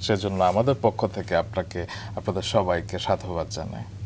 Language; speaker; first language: Bangla; native; Bangla